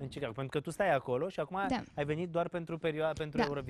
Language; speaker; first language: Romanian; native; Romanian